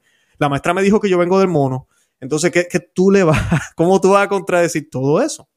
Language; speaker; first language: Spanish; native; Spanish